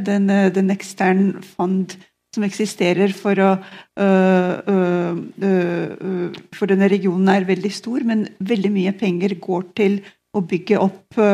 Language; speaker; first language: Norwegian; non-native, fluent; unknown